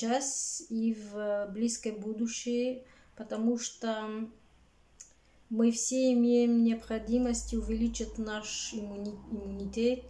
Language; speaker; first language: Russian; non-native, learner; Bulgarian